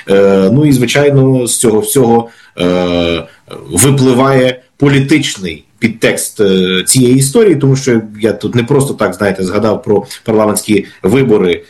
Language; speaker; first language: Ukrainian; native; Ukrainian